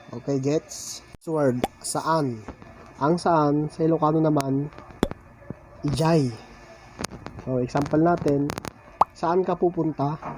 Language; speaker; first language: Filipino; non-native, local second language; Iloko